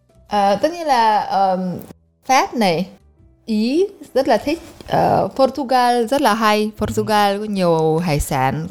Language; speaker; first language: Vietnamese; early bilingual, heritage; Vietnamese